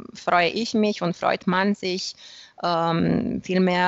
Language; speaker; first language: German; non-native, fluent; Romanian